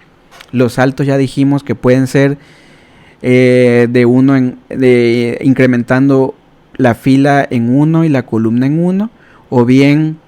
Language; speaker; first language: Spanish; native; Spanish